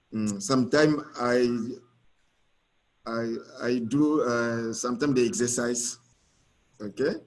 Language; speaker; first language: English; non-native, learner; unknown